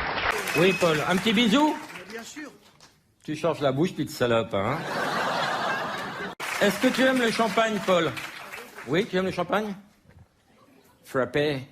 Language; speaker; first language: French; native; French